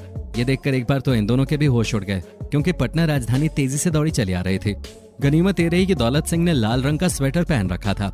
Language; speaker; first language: Hindi; native; Hindi